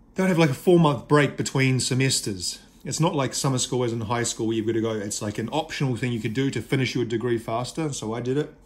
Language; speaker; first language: English; native; English